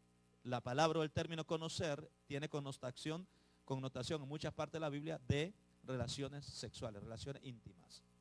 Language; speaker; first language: Spanish; native; Spanish